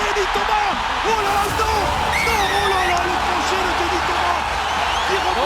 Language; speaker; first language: French; native; French